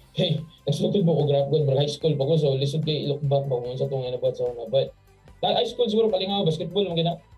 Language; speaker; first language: Cebuano; native; Cebuano